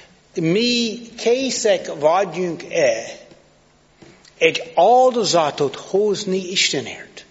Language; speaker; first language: Hungarian; non-native, fluent; English